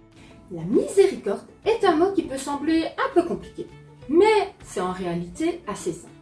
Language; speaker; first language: French; native; French